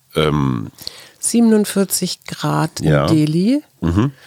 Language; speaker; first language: German; native; German